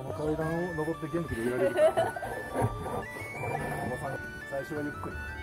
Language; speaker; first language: Japanese; native; Japanese